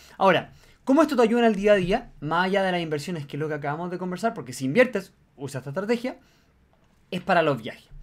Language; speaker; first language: Spanish; native; Spanish